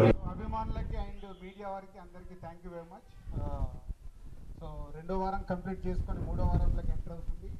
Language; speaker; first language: Telugu; native; Telugu